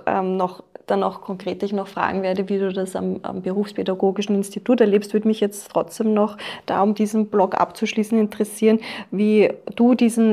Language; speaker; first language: German; native; German